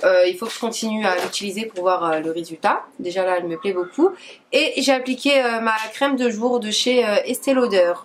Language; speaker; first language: French; native; French